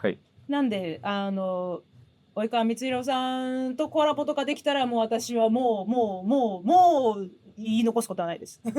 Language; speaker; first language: Japanese; native; Japanese